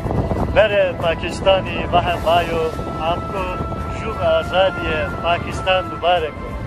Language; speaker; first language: Hindi; non-native, learner; Turkish